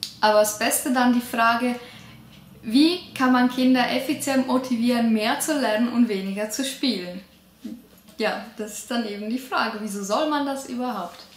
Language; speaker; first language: German; native; German